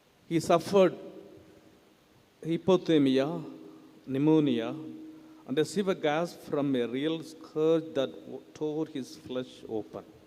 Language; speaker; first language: English; non-native, local second language; Tamil